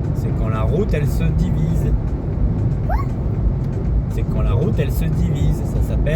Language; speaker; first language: French; native; French